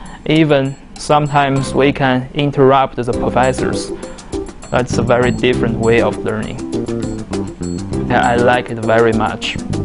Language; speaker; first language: English; non-native, fluent; Chinese